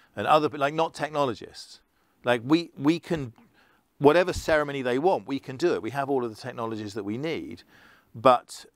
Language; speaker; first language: English; native; English